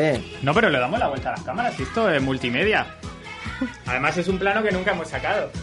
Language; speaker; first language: Spanish; native; Spanish